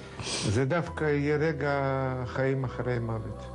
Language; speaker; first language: Hebrew; non-native, fluent; Russian